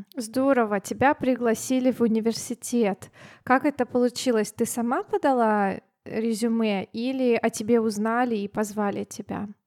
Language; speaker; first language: Russian; native; Russian